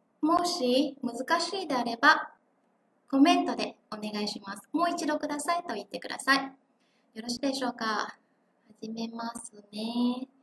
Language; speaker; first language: Japanese; non-native, fluent; Vietnamese